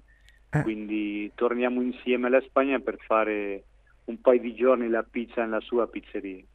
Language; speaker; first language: Italian; non-native, fluent; Spanish